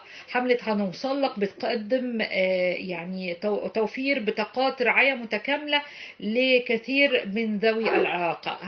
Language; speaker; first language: Arabic; native; Arabic